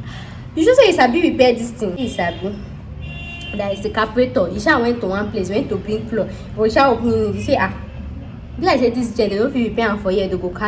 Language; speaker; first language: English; non-native, local second language; Yoruba